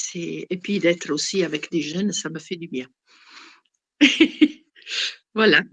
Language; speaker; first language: French; non-native, fluent; Italian